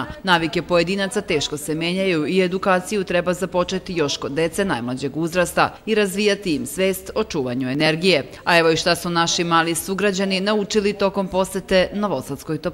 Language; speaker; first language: Serbian; native; Serbian